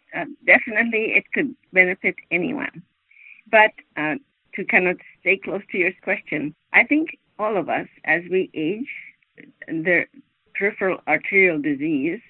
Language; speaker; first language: English; non-native, fluent; Swedish